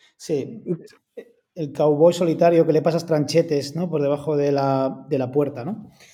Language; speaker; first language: Spanish; native; Spanish